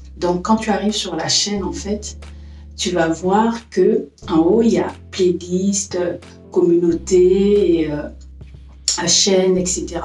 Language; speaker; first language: French; native; French